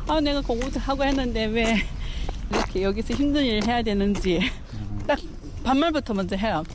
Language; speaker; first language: Korean; early bilingual, heritage; Korean